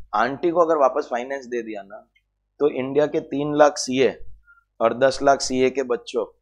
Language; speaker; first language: Hindi; native; Hindi